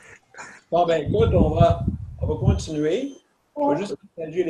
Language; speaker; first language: French; native; French